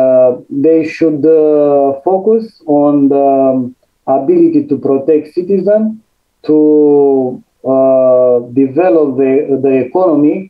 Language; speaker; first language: English; non-native, fluent; Romanian